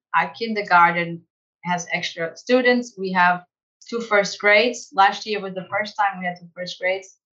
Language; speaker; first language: English; early bilingual, other home language; Portuguese